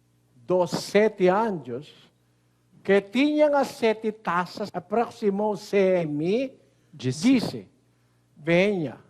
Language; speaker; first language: Portuguese; non-native, learner; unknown